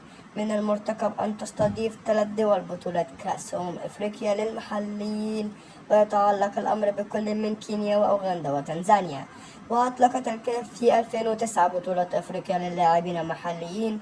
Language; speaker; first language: Arabic; native; Arabic